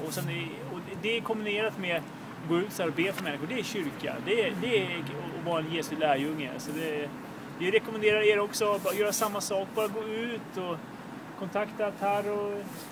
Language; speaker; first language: Swedish; native; Swedish